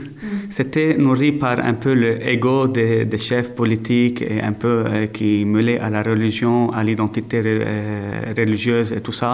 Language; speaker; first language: French; non-native, local second language; Arabic